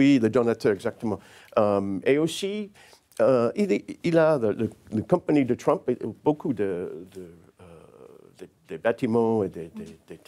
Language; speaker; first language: French; non-native, learner; English